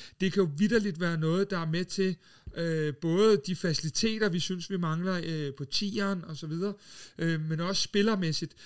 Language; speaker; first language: Danish; native; Danish